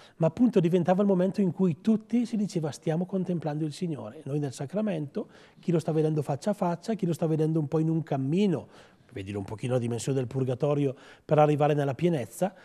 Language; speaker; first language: Italian; native; Italian